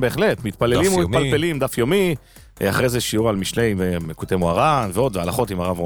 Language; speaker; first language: Hebrew; native; Hebrew